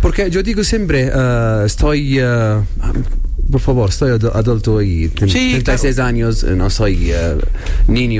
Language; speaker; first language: Spanish; non-native, learner; Arabic